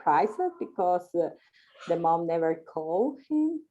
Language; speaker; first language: English; non-native, learner; Spanish